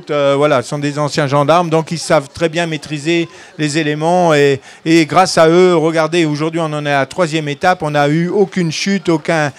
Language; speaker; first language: French; native; French